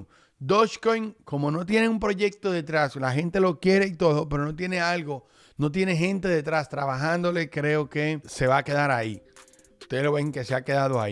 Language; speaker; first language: Spanish; native; Spanish